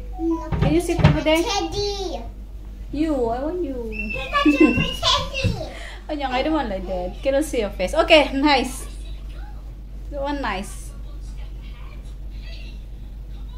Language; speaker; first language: English; non-native, learner; Malay